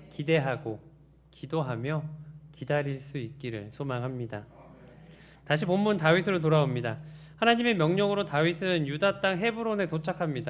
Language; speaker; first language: Korean; native; Korean